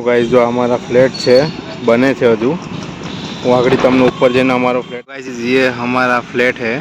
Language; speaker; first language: Hindi; non-native, local second language; Gujarati